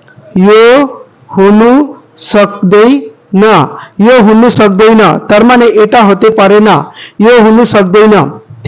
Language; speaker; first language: Nepali; non-native, fluent; Bangla